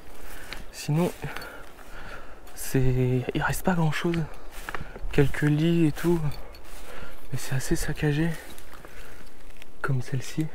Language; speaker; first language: French; native; French